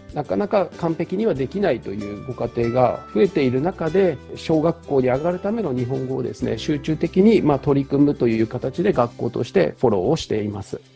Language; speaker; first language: Japanese; native; Japanese